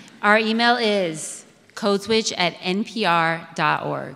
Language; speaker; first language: English; native; English